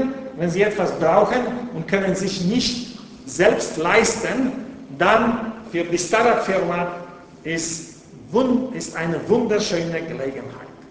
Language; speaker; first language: German; non-native, fluent; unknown